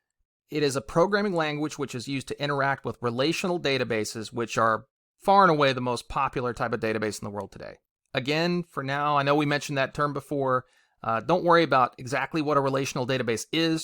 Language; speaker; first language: English; native; English